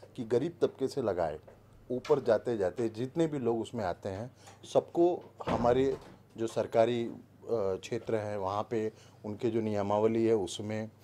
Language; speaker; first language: Hindi; native; Hindi